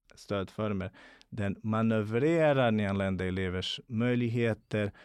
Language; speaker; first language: Swedish; non-native, fluent; Bosnian